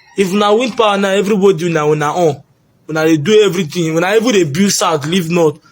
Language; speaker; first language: Nigerian Pidgin; native; Nigerian Pidgin